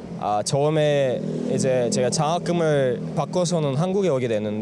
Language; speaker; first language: Korean; non-native, fluent; Azerbaijani